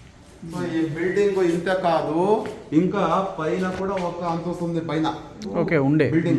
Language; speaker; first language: Telugu; non-native, local second language; Kannada